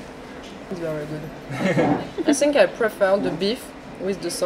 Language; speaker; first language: English; non-native, learner; French